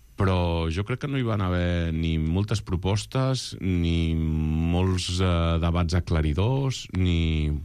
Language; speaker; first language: Catalan; native; Catalan